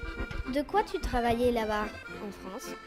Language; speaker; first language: French; non-native, learner; Spanish